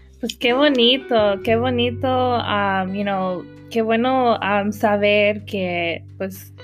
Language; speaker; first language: Spanish; early bilingual, heritage; Spanish